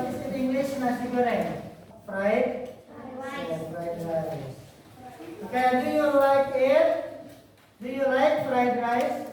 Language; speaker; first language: English; non-native, fluent; Indonesian